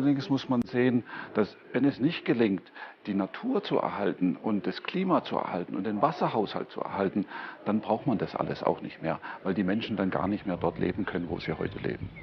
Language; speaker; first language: German; native; German